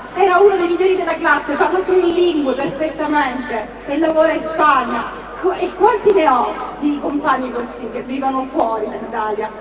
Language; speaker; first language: Italian; native; Italian